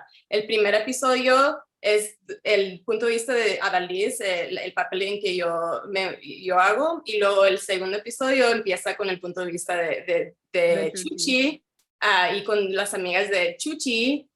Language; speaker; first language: Spanish; early bilingual, heritage; Spanish